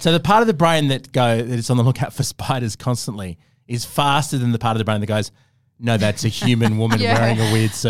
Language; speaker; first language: English; native; English